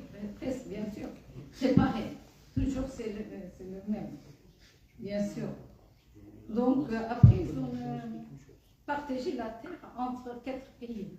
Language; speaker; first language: French; non-native, fluent; Kurdish